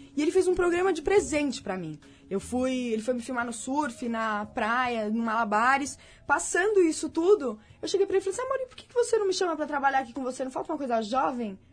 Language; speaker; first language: Portuguese; native; Portuguese